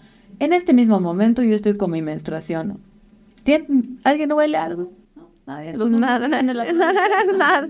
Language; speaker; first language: Spanish; native; Spanish